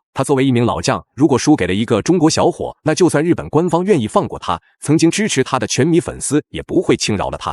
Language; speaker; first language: Chinese; native; Chinese